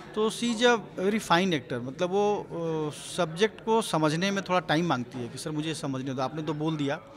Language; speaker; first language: Hindi; native; Hindi